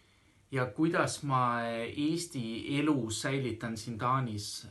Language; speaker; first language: Estonian; early bilingual, heritage; Estonian